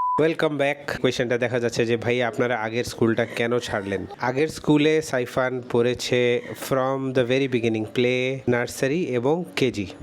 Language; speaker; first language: Bangla; early bilingual, heritage; Bangla